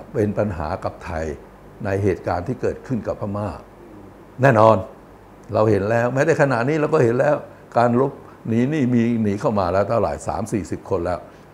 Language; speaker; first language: Thai; native; Thai